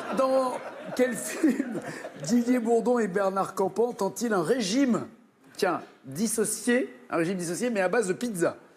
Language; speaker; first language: French; native; French